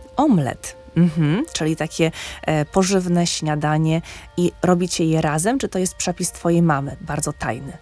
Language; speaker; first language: Polish; native; Polish